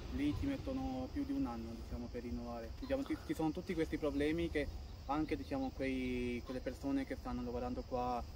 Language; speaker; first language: Italian; non-native, fluent; Urdu